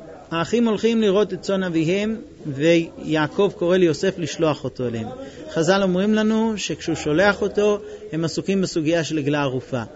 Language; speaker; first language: Hebrew; non-native, fluent; English